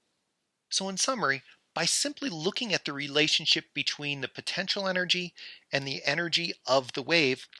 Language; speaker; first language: English; native; English